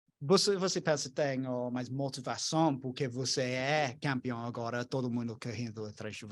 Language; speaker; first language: Portuguese; non-native, learner; English